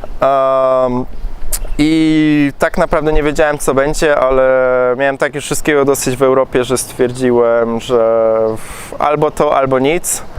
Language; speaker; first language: Polish; native; Polish